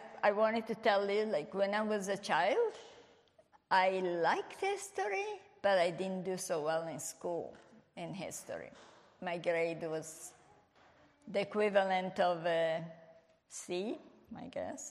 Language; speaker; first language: English; non-native, fluent; Italian